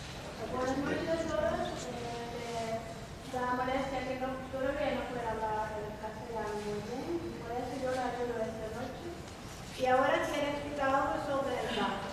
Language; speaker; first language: Spanish; non-native, fluent; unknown